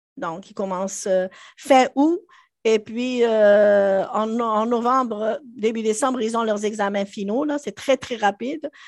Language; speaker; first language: French; non-native, local second language; Arabic